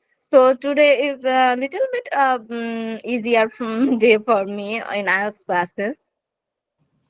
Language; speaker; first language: English; non-native, learner; Bangla